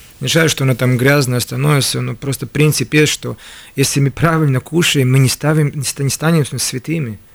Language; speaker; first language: Russian; non-native, local second language; Latvian